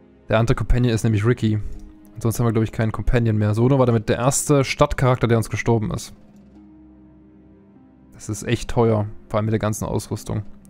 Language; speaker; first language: German; native; German